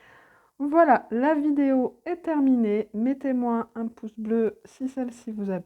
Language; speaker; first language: French; native; French